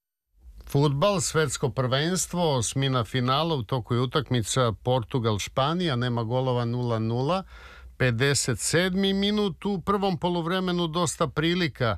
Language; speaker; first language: Serbian; native; Serbian